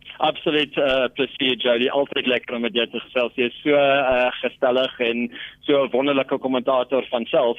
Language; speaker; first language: Afrikaans; non-native, local second language; English